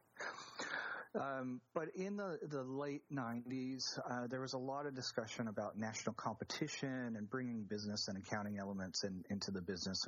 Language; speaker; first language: English; native; English